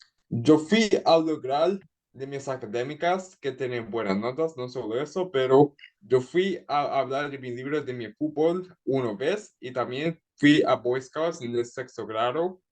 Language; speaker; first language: Spanish; early bilingual, heritage; Spanish